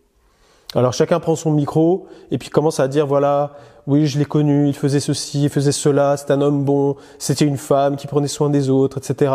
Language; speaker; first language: French; native; French